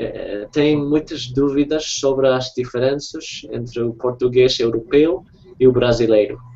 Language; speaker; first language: Portuguese; non-native, fluent; English